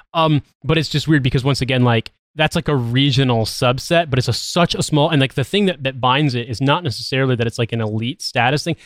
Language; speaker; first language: English; native; English